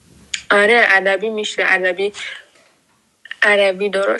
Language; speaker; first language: Persian; native; Persian